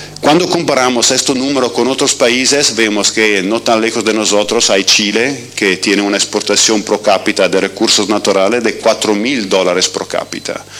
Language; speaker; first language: Spanish; non-native, fluent; Italian